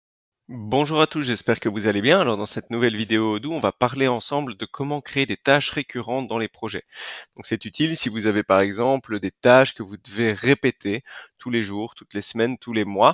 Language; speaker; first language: French; native; French